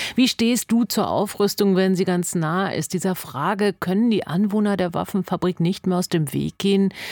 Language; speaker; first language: German; native; German